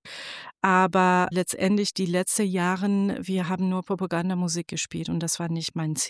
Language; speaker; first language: German; non-native, fluent; Persian